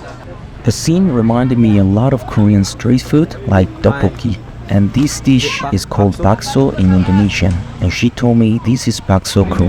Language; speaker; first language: English; non-native, fluent; Korean